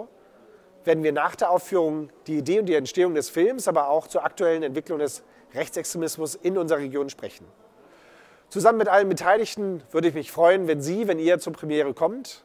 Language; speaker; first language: German; native; German